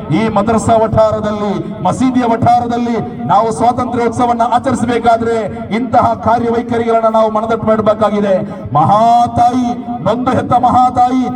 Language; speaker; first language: Kannada; non-native, local second language; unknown